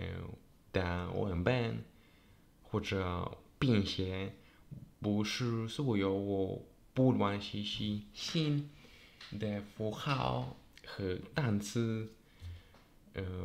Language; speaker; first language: Chinese; non-native, learner; Polish